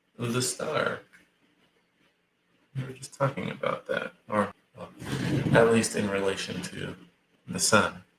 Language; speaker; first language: English; native; English